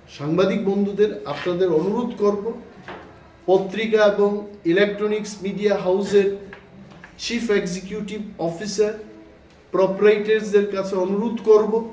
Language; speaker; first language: Bangla; non-native, local second language; Kok Borok